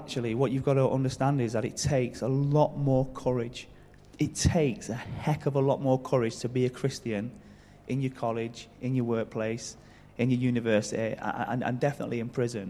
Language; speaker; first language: English; native; English